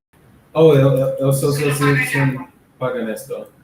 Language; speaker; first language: Spanish; non-native, learner; English